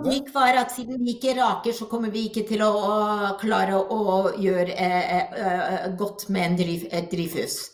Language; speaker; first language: Norwegian; non-native, fluent; English